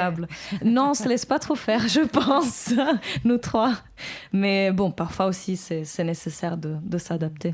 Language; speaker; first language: French; native; French